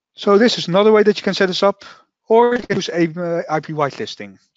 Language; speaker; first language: English; non-native, fluent; Dutch